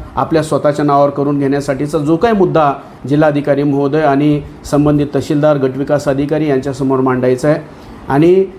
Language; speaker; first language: Marathi; non-native, local second language; Lambadi